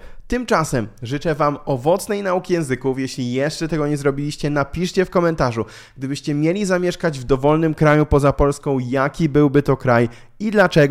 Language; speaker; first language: Polish; native; Polish